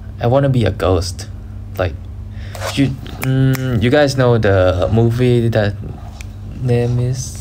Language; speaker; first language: English; non-native, learner; Thai